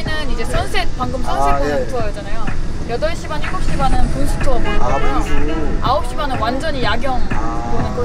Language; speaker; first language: Korean; native; Korean